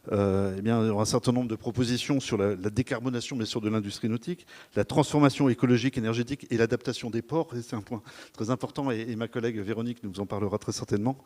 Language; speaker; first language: French; native; French